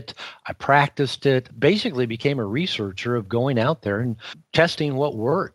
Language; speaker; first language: English; native; English